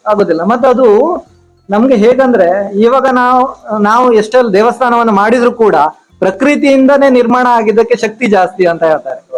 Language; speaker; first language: Kannada; native; Kannada